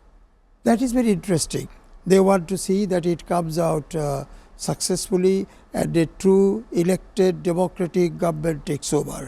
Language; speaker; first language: English; non-native, local second language; Bangla